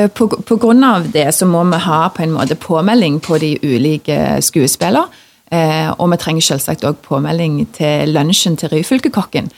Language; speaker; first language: Norwegian; native; Norwegian